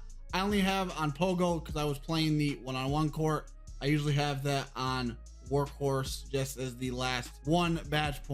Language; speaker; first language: English; native; English